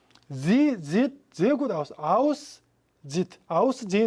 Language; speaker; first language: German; non-native, fluent; Korean